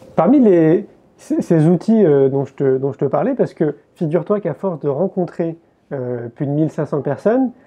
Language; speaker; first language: French; native; French